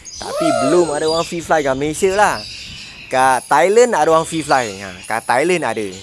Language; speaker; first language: Malay; non-native, local second language; Chinese